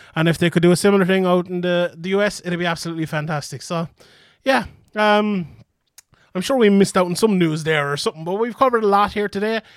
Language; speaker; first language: English; native; English